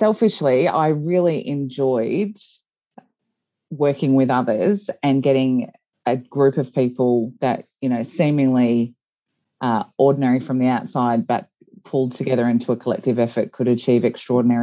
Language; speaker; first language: English; native; English